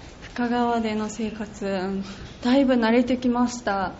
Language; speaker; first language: Japanese; non-native, fluent; Mongolian